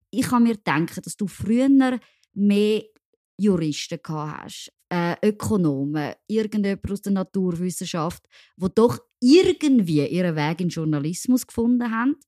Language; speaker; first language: German; non-native, local second language; French